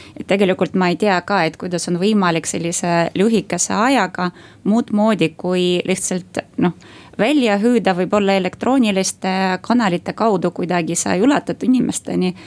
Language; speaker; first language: Estonian; non-native, local second language; Russian